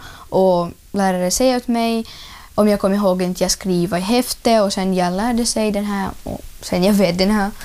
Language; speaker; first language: Swedish; non-native, learner; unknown